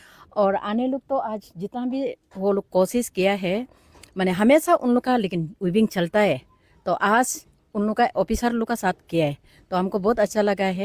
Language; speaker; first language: Hindi; non-native, local second language; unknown